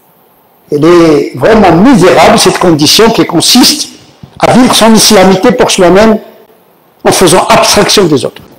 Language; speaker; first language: French; native; French